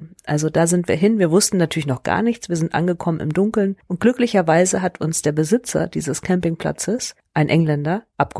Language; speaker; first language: German; native; German